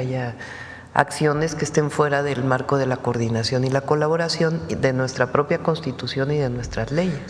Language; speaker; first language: Spanish; native; Spanish